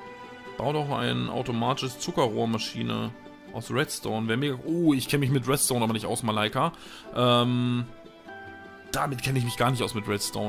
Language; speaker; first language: German; native; German